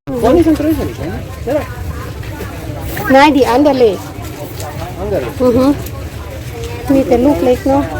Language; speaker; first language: German; non-native, learner; Thai